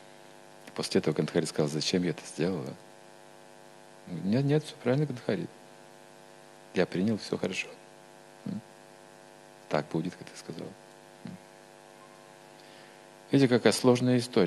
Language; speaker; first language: Russian; native; Russian